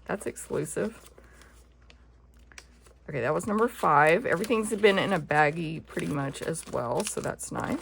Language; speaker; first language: English; native; English